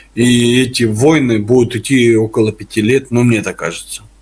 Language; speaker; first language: Russian; native; Russian